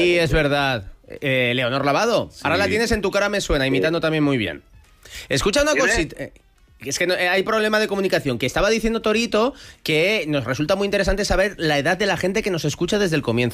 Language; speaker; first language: Spanish; native; Spanish